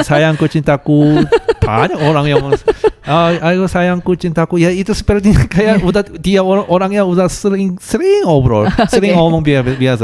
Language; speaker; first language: Indonesian; non-native, fluent; Korean